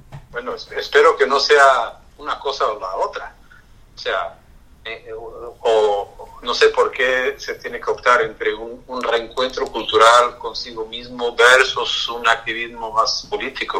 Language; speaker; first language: Spanish; non-native, fluent; English